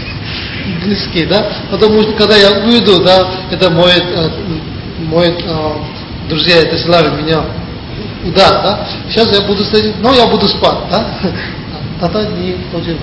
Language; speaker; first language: Russian; non-native, learner; Tibetan